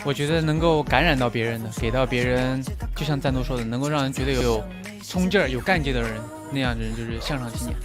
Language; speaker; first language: Chinese; native; Chinese